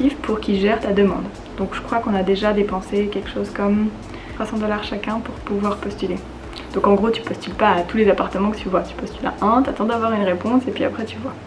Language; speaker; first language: French; native; French